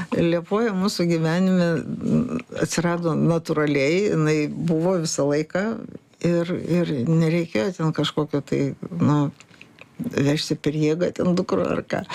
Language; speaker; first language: Lithuanian; early bilingual, heritage; Lithuanian